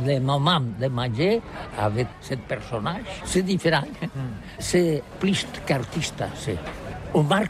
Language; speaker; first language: French; non-native, learner; Catalan